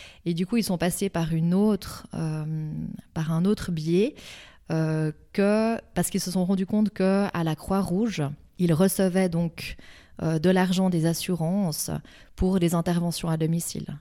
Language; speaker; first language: French; native; French